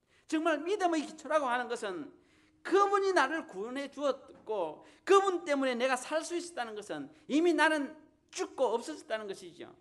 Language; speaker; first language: Korean; native; Korean